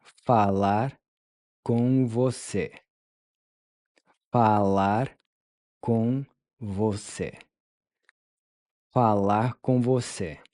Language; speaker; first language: Portuguese; non-native, fluent; English